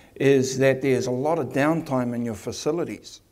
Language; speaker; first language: English; native; English